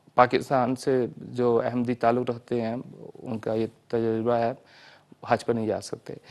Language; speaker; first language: Urdu; native; Urdu